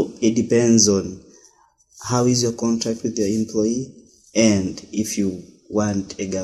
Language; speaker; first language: English; non-native, local second language; Swahili